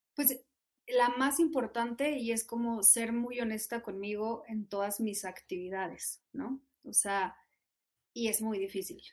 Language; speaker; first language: Spanish; native; Spanish